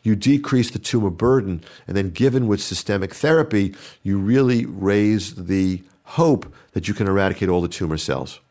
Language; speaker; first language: English; native; English